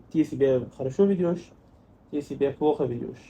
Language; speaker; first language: Russian; non-native, fluent; Arabic